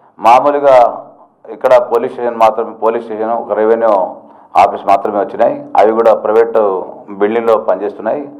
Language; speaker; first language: Telugu; non-native, local second language; Lambadi